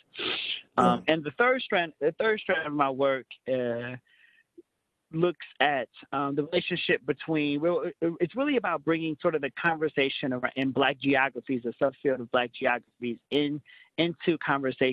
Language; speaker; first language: English; native; English